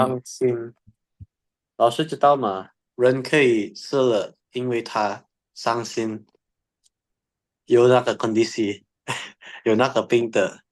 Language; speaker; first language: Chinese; non-native, learner; Indonesian